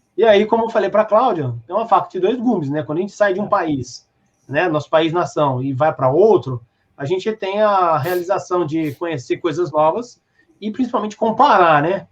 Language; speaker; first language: Portuguese; native; Portuguese